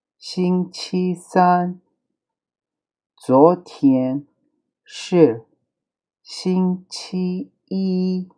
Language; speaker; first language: Chinese; non-native, fluent; Urdu